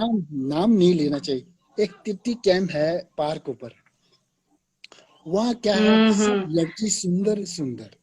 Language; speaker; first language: Hindi; non-native, local second language; Tibetan